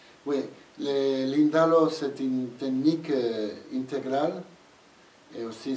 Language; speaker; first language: French; non-native, fluent; Spanish